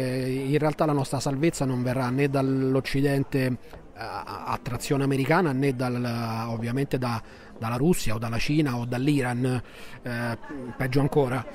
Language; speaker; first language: Italian; native; Italian